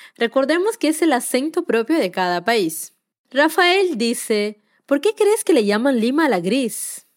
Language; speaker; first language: Spanish; native; Spanish